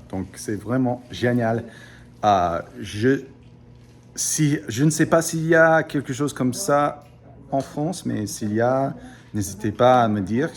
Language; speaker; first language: French; non-native, fluent; English